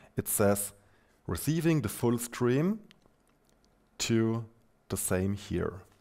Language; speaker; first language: English; non-native, fluent; German